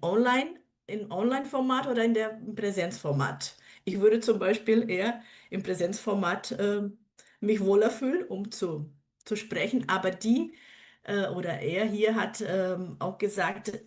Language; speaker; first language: German; non-native, fluent; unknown